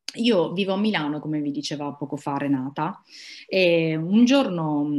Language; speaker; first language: Italian; native; Italian